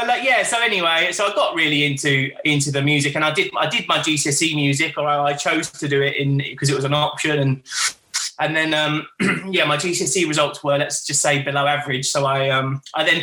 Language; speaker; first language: English; native; English